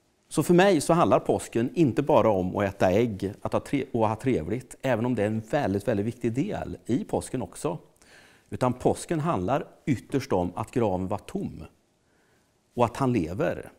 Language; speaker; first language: Swedish; native; Swedish